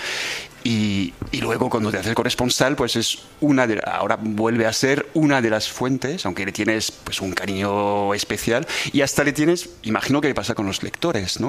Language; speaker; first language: Spanish; non-native, fluent; French